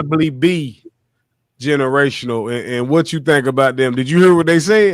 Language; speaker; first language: English; native; English